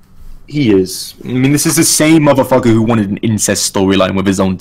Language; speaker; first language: English; native; English